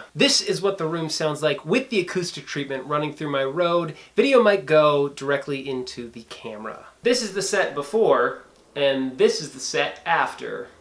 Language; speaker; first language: English; native; English